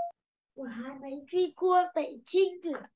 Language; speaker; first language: Chinese; non-native, learner; Vietnamese